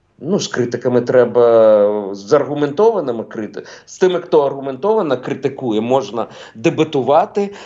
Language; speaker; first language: Ukrainian; non-native, local second language; Russian